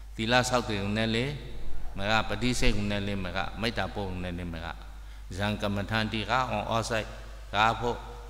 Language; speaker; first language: Burmese; native; Burmese